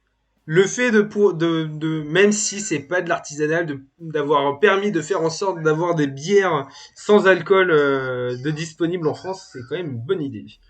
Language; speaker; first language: French; native; French